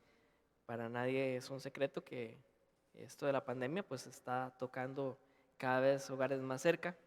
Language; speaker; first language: Spanish; native; Spanish